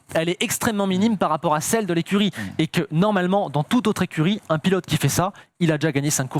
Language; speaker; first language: French; native; French